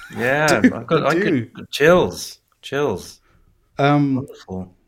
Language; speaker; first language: English; native; English